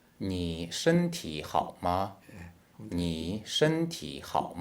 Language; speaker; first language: Chinese; non-native, learner; Korean